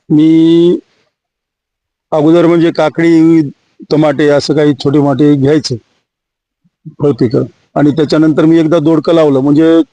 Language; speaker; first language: Marathi; native; Marathi